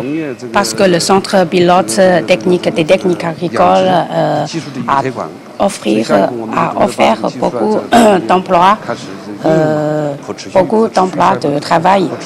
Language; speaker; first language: French; non-native, fluent; Chinese